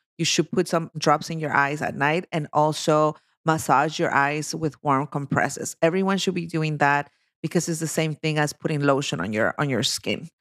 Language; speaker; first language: English; non-native, fluent; Spanish